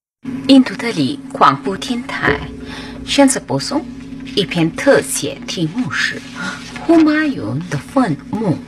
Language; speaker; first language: Chinese; non-native, fluent; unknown